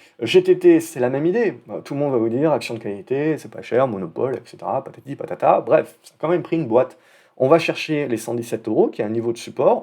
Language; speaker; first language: French; native; French